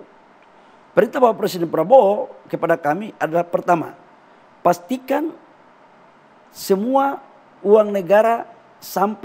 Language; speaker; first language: Indonesian; native; Indonesian